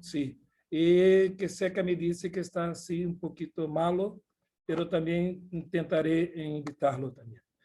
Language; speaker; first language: Spanish; non-native, learner; Portuguese